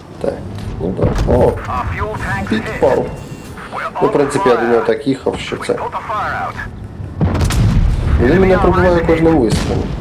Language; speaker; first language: Ukrainian; native; Ukrainian